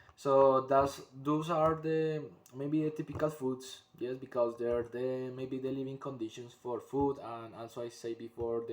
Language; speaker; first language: English; non-native, learner; Spanish